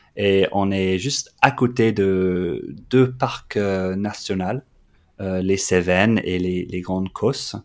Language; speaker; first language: French; non-native, fluent; English